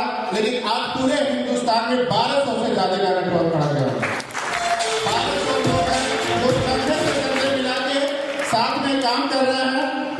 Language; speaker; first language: Hindi; native; Hindi